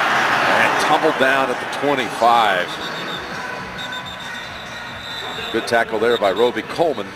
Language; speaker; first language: English; native; English